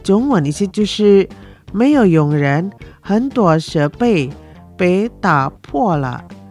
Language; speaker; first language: Chinese; non-native, local second language; Indonesian